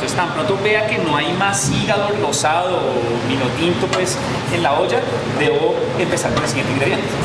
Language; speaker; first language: Spanish; native; Spanish